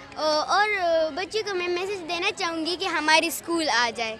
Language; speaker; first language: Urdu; non-native, local second language; Pashto